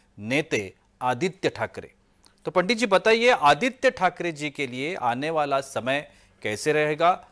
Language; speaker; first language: Hindi; non-native, local second language; Marathi